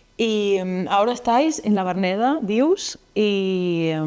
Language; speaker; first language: Spanish; non-native, local second language; Catalan